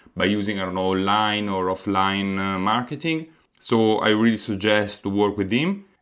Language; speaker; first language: English; non-native, fluent; Italian